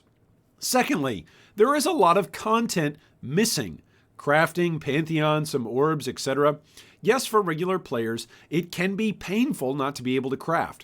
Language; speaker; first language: English; native; English